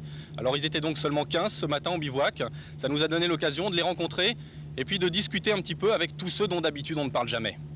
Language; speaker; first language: French; native; French